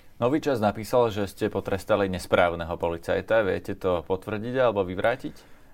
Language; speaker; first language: Slovak; native; Slovak